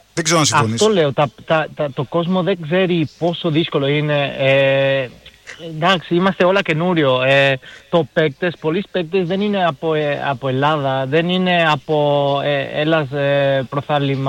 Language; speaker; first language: Greek; non-native, learner; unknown